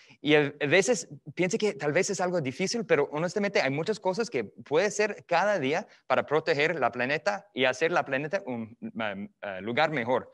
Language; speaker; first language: Spanish; non-native, fluent; English